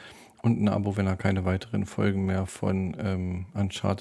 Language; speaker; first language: German; native; German